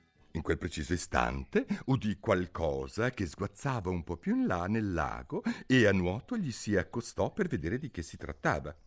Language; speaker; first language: Italian; native; Italian